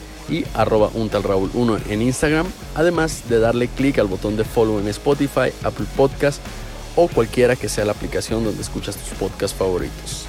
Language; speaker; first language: Spanish; native; Spanish